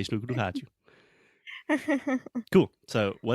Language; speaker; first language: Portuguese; non-native, fluent; English